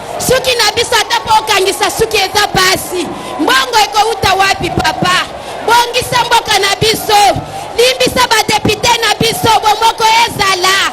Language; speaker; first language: Lingala; non-native, local second language; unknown